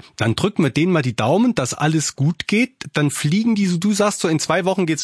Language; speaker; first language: German; native; German